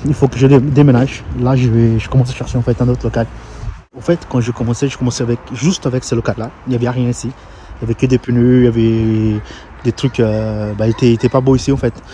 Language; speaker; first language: French; non-native, fluent; Portuguese